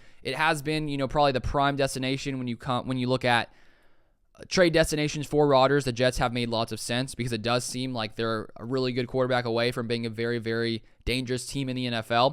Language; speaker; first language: English; native; English